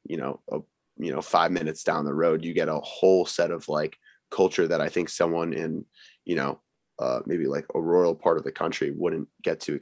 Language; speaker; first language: English; native; English